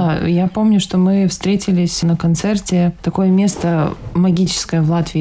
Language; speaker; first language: Russian; native; Russian